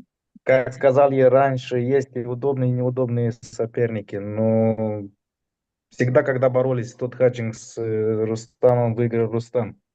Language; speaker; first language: Russian; non-native, fluent; Romanian